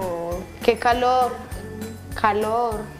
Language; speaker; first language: Spanish; native; Spanish